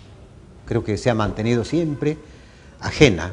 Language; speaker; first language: Spanish; native; Spanish